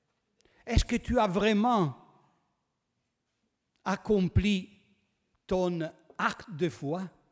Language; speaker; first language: French; non-native, fluent; Italian